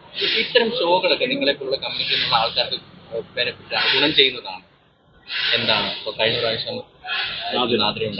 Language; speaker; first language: Malayalam; native; Malayalam